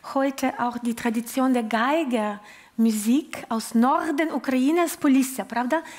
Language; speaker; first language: German; non-native, learner; Ukrainian